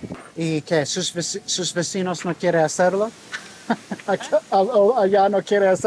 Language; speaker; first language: Spanish; non-native, learner; English